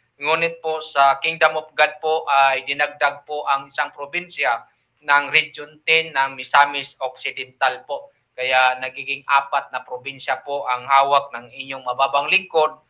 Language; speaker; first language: Filipino; non-native, local second language; Cebuano